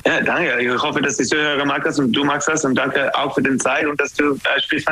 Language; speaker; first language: German; non-native, learner; English